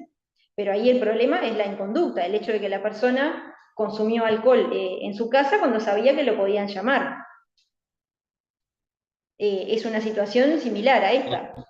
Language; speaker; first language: Spanish; native; Spanish